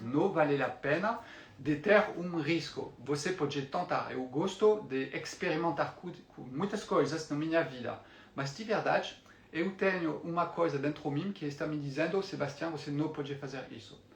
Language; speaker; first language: Portuguese; non-native, fluent; French